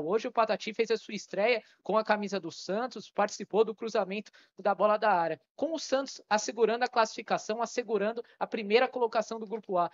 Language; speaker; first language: Portuguese; native; Portuguese